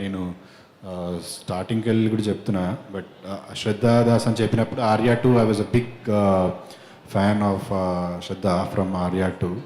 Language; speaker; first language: Telugu; native; Telugu